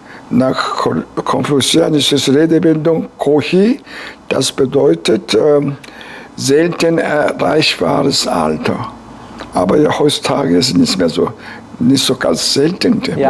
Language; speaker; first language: German; non-native, fluent; Korean